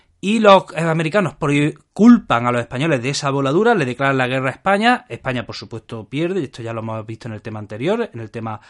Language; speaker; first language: Spanish; native; Spanish